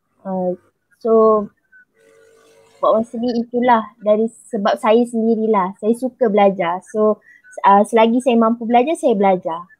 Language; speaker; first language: Malay; native; Malay